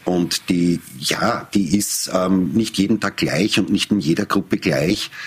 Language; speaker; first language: German; native; German